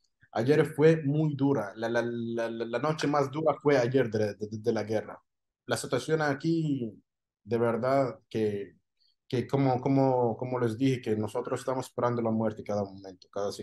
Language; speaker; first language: Spanish; non-native, fluent; Arabic